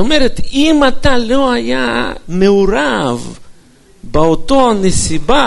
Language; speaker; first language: Hebrew; non-native, fluent; Russian